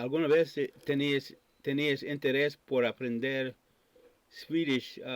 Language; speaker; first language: Spanish; non-native, fluent; English